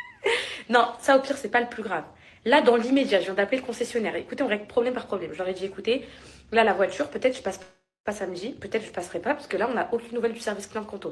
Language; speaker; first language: French; native; French